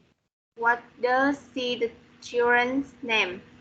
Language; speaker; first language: English; non-native, learner; Vietnamese